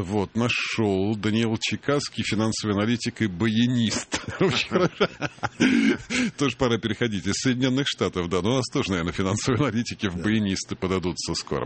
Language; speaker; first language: Russian; native; Russian